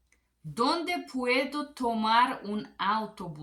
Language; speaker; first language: Spanish; non-native, learner; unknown